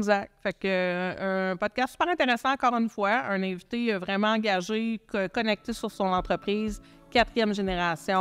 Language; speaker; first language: French; native; French